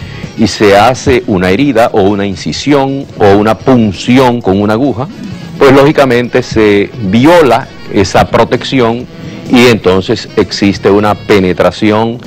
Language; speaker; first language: Spanish; native; Spanish